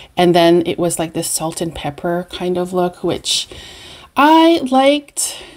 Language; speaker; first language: English; native; English